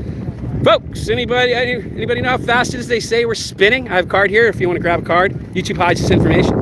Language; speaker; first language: English; native; English